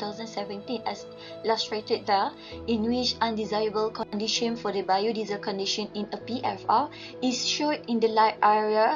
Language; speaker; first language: English; non-native, local second language; Malay